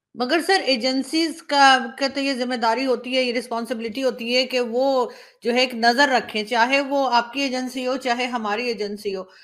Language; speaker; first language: Urdu; native; Urdu